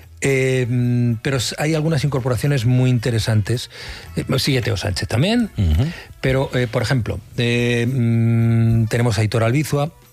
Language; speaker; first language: Spanish; native; Spanish